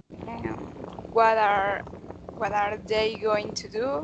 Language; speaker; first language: English; non-native, learner; Spanish